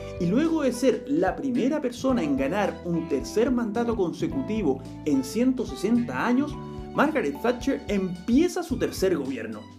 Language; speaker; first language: Spanish; native; Spanish